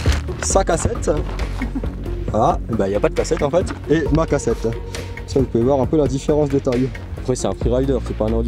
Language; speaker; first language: French; native; French